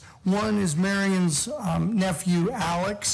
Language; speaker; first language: English; native; English